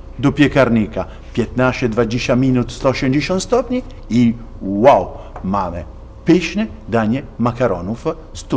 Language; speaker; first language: Polish; non-native, learner; Italian